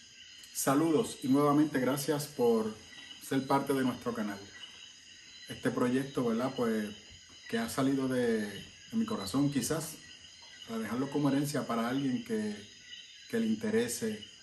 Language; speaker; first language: Spanish; native; Spanish